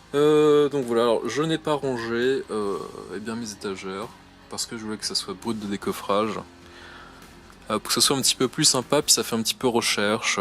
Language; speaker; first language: French; native; French